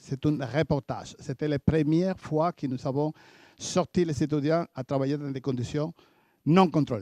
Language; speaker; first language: French; native; French